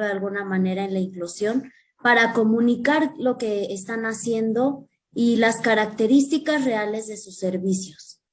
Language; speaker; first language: Spanish; native; Spanish